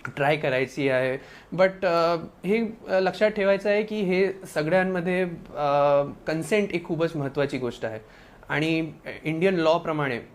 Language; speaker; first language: Marathi; non-native, local second language; Sindhi